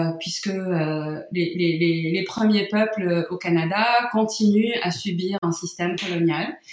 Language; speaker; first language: French; non-native, local second language; Arabic